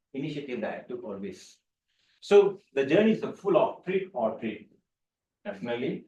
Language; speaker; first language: English; non-native, local second language; Tamil